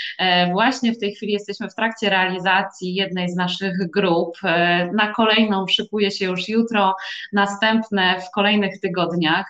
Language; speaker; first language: Polish; native; Polish